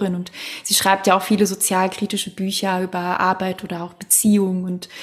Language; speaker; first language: German; non-native, fluent; Swedish